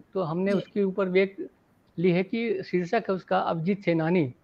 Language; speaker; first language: Hindi; native; Hindi